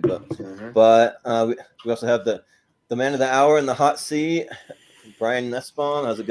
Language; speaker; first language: English; native; English